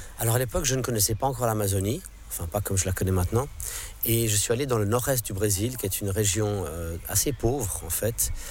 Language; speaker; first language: French; non-native, local second language; English